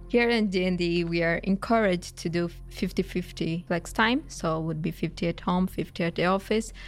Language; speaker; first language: English; non-native, fluent; Portuguese